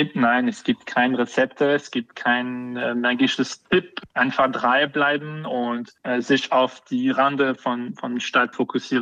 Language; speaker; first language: German; non-native, fluent; French